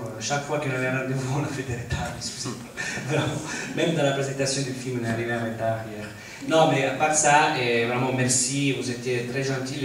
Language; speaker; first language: French; non-native, fluent; Italian